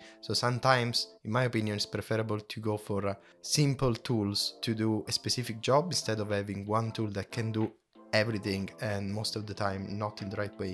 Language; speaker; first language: English; non-native, fluent; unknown